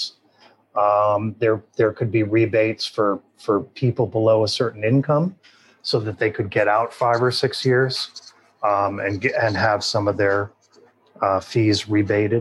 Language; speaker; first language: English; native; English